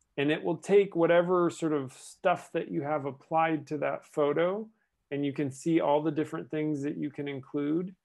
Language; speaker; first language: English; native; English